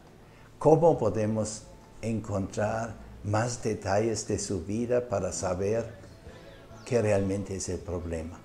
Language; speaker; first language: Spanish; non-native, fluent; German